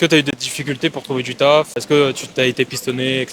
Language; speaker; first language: French; native; French